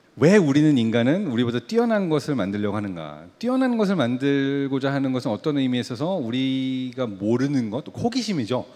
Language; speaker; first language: Korean; early bilingual, heritage; Korean